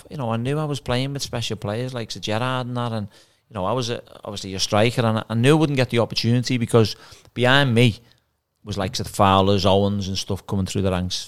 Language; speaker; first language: English; native; English